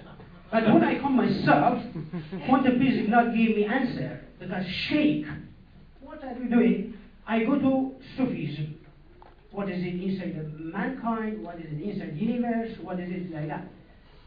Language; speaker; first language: English; non-native, learner; Persian